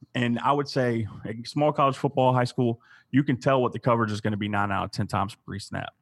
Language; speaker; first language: English; native; English